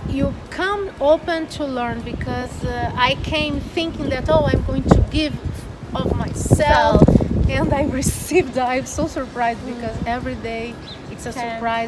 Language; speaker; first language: English; non-native, learner; Portuguese